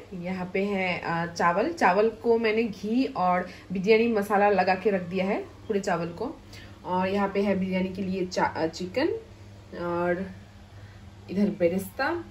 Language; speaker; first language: Hindi; non-native, local second language; Bangla